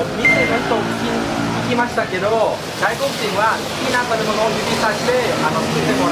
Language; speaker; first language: Japanese; non-native, learner; Thai